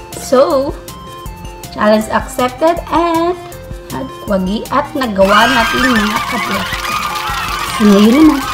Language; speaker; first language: Filipino; non-native, local second language; Cebuano